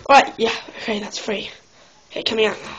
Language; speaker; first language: English; native; English